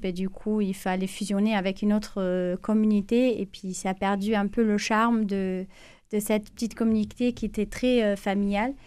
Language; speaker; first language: French; non-native, fluent; German